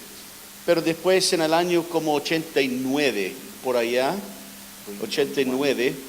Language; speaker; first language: Spanish; non-native, fluent; English